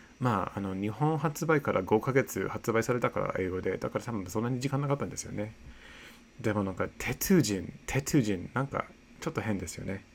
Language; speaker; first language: Japanese; non-native, fluent; English